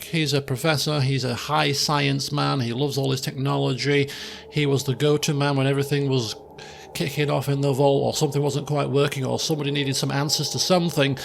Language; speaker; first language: English; native; English